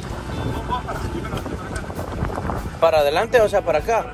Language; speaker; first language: Spanish; native; Spanish